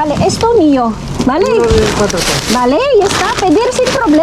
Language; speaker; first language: Spanish; non-native, learner; Filipino